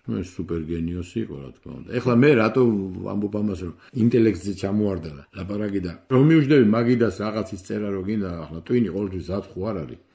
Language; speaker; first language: Georgian; native; Georgian